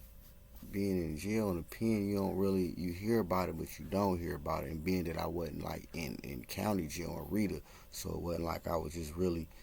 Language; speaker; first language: English; native; English